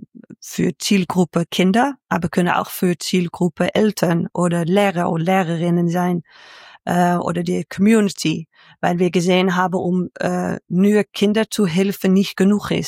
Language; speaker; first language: German; non-native, learner; Dutch